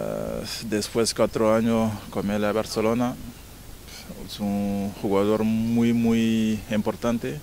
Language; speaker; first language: Spanish; non-native, fluent; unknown